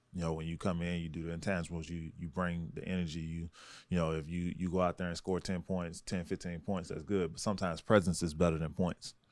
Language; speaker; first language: English; native; English